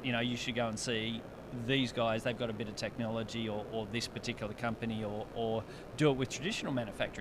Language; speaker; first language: English; native; English